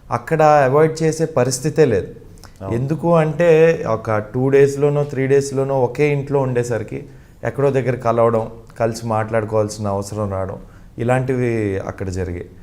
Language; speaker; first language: Telugu; non-native, local second language; Malayalam